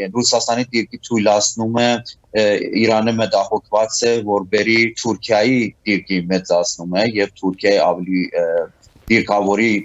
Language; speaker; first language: Armenian; early bilingual, heritage; Armenian